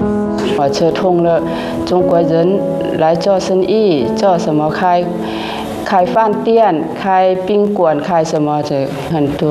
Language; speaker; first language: Chinese; non-native, learner; Lao